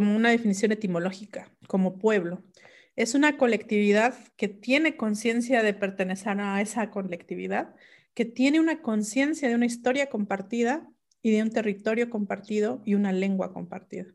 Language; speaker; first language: Spanish; non-native, local second language; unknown